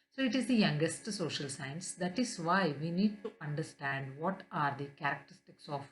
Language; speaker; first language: English; non-native, local second language; Kannada